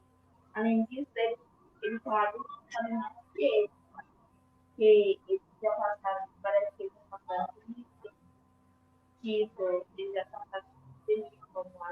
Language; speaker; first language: Portuguese; early bilingual, other home language; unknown